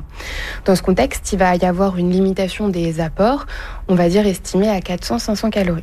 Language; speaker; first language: French; native; French